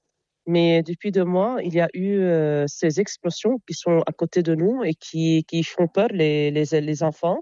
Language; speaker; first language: French; non-native, local second language; Arabic